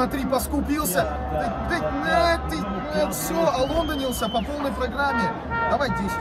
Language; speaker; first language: Russian; native; Russian